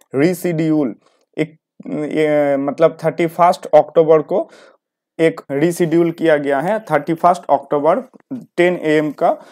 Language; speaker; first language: Hindi; non-native, local second language; Bangla